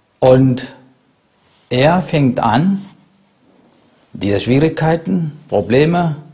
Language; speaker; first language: German; non-native, fluent; Sinhala